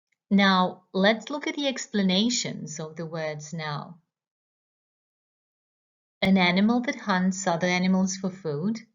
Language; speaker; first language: English; non-native, fluent; Croatian